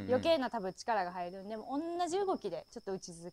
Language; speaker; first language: Japanese; native; Japanese